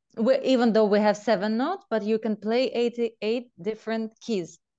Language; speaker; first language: English; non-native, fluent; Russian